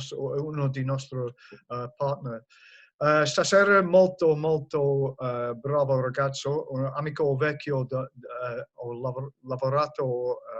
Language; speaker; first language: Italian; non-native, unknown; English